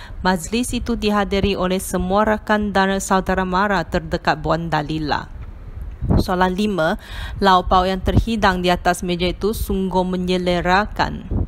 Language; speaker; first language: Malay; native; Malay